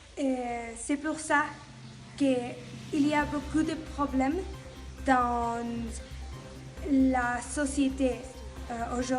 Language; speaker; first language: French; non-native, learner; Spanish